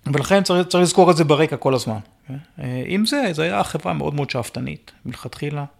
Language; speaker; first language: Hebrew; native; Hebrew